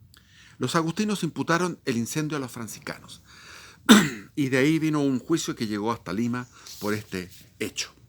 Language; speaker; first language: Spanish; native; Spanish